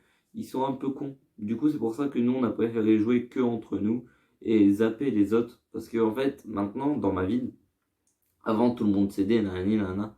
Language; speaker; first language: French; native; French